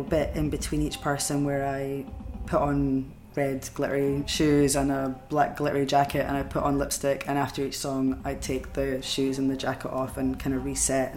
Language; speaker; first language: English; native; English